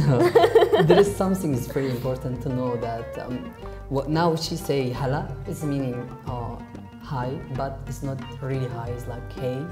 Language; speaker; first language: English; non-native, fluent; Arabic